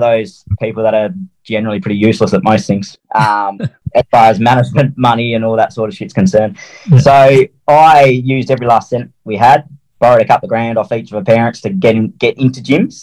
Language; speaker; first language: English; native; English